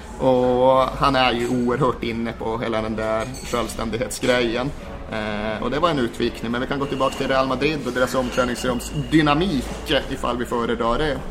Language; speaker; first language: Swedish; native; Swedish